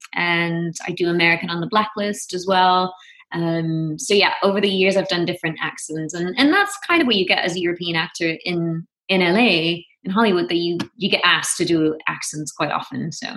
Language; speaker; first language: English; non-native, fluent; Dutch